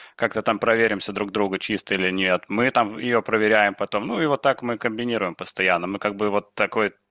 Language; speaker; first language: Russian; non-native, local second language; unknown